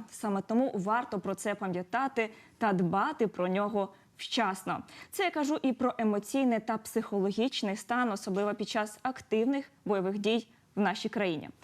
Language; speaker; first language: Ukrainian; native; Ukrainian